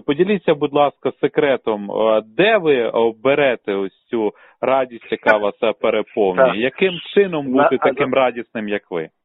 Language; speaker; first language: Ukrainian; native; Ukrainian